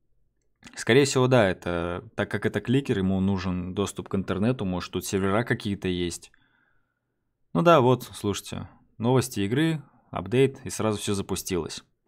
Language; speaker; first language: Russian; native; Russian